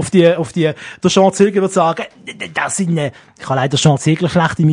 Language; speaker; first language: German; native; German